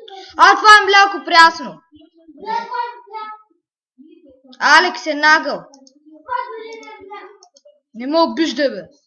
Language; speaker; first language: Bulgarian; native; Bulgarian